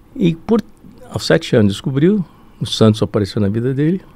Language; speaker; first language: Portuguese; early bilingual, other home language; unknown